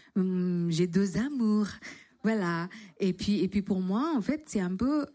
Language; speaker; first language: French; non-native, fluent; Indonesian